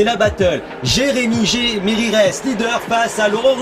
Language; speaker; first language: French; native; French